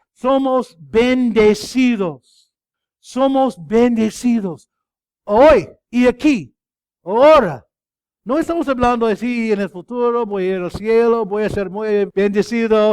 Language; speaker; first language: Spanish; non-native, fluent; English